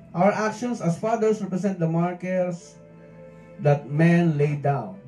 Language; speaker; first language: English; non-native, local second language; Filipino